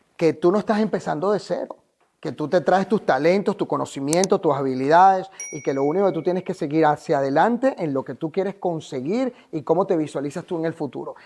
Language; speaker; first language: Spanish; native; Spanish